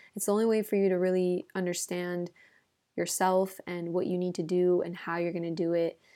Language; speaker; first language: English; native; English